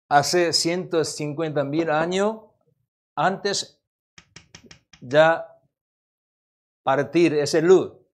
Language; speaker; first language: Spanish; non-native, learner; Korean